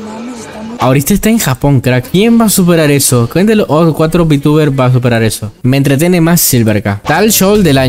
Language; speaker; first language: Spanish; native; Spanish